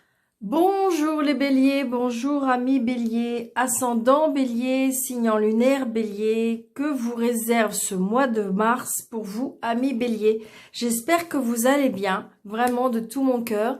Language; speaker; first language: French; native; French